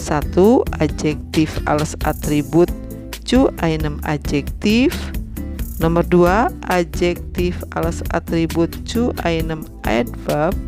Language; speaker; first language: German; non-native, fluent; Indonesian